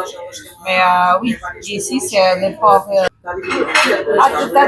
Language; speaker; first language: French; non-native, fluent; Portuguese